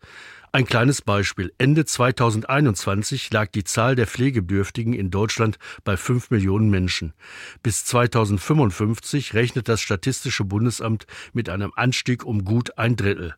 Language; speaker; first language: German; native; German